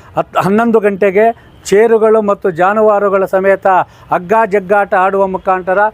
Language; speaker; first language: Kannada; native; Kannada